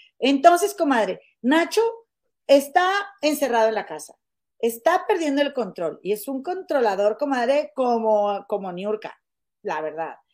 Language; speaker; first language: Spanish; native; Spanish